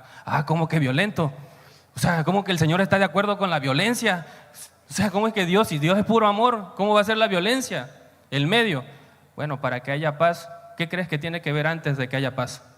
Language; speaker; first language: Spanish; native; Spanish